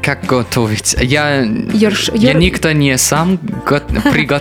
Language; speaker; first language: Russian; non-native, learner; English